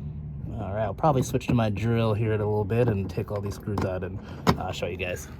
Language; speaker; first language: English; native; English